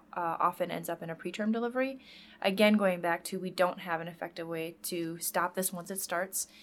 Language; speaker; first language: English; native; English